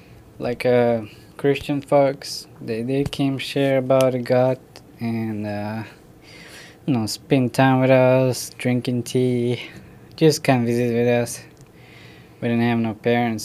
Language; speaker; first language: English; non-native, learner; Ukrainian